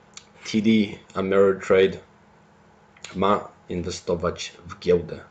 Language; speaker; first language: Polish; early bilingual, heritage; Polish